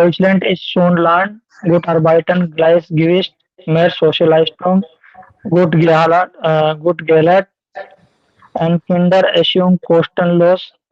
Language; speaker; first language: German; non-native, learner; Hindi